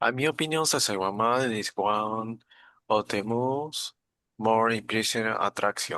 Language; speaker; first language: English; non-native, learner; Spanish